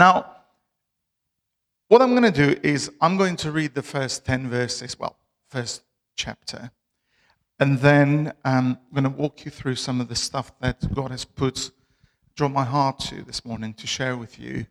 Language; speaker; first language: English; non-native, fluent; Albanian